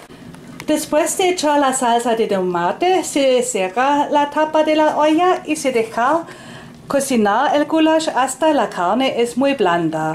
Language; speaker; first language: Spanish; non-native, fluent; German